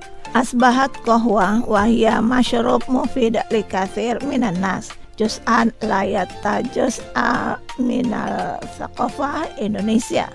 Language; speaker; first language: Arabic; non-native, fluent; Indonesian